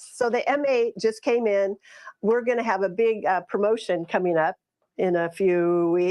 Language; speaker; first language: English; native; English